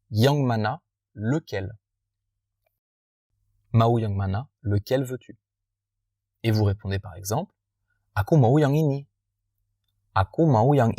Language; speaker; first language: Indonesian; non-native, fluent; French